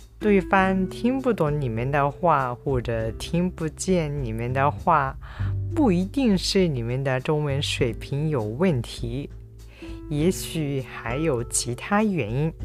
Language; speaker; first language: Chinese; non-native, fluent; Japanese